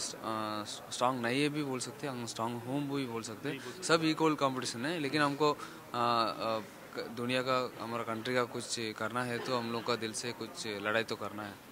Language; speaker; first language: Hindi; non-native, local second language; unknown